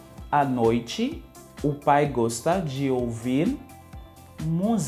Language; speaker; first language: Portuguese; non-native, learner; Haitian Creole